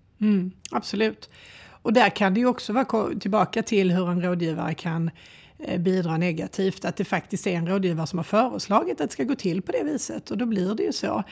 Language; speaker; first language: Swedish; native; Swedish